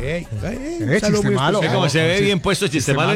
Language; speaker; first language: Spanish; native; Spanish